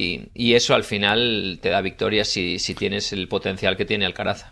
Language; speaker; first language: Spanish; native; Spanish